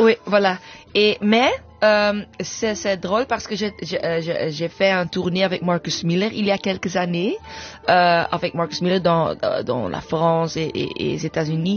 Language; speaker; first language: French; non-native, fluent; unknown